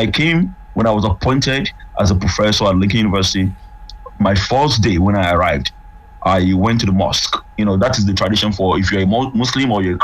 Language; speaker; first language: English; non-native, local second language; Yoruba